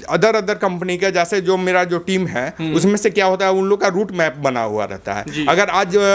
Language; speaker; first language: Hindi; native; Hindi